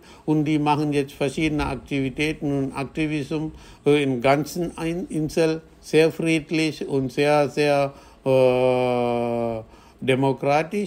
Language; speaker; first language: German; non-native, fluent; Tamil